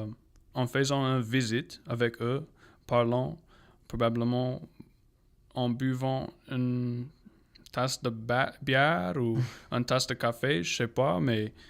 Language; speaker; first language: French; non-native, local second language; English